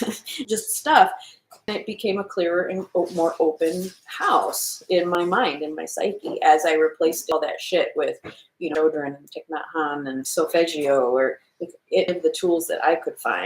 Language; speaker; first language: English; native; English